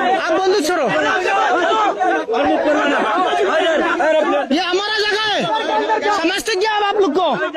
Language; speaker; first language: Hindi; non-native, learner; Bangla